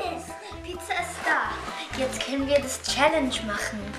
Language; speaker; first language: German; early bilingual, other home language; Arabic